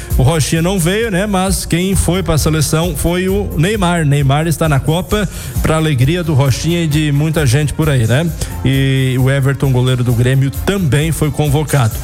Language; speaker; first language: Portuguese; native; Portuguese